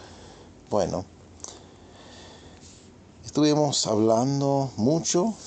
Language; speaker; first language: Spanish; non-native, fluent; English